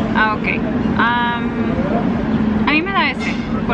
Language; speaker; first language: Spanish; early bilingual, heritage; English